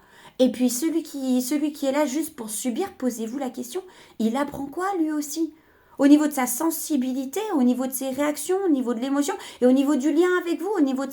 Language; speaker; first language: French; native; French